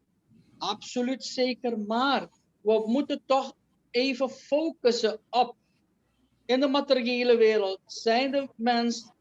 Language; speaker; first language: Dutch; non-native, local second language; Caribbean Hindustani